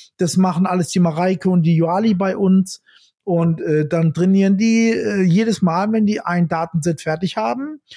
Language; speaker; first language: German; native; German